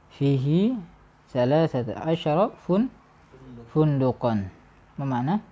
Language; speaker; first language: Arabic; non-native, fluent; Indonesian